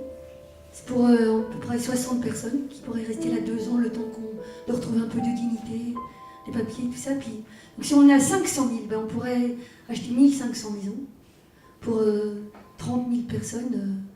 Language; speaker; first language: French; native; French